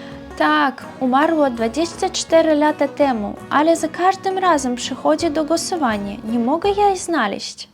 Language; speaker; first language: Polish; non-native, fluent; Belarusian